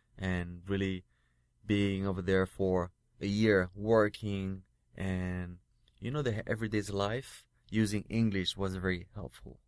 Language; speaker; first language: English; non-native, fluent; French